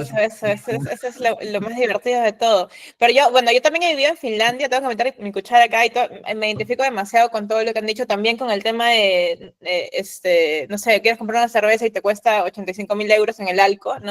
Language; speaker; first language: Spanish; native; Spanish